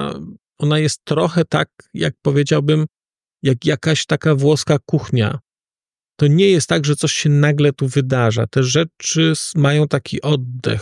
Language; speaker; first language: Polish; native; Polish